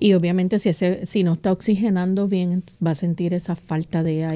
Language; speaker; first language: Spanish; native; Spanish